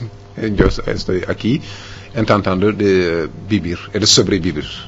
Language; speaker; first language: Spanish; non-native, fluent; Wolof